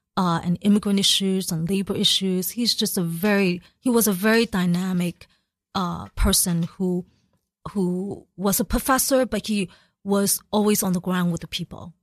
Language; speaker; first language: English; early bilingual, other home language; Cantonese